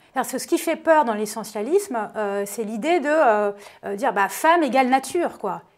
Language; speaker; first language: French; native; French